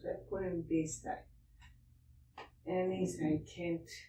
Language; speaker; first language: English; non-native, learner; Spanish